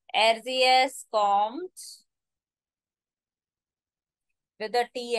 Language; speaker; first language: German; non-native, fluent; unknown